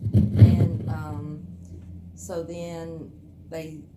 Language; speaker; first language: English; native; English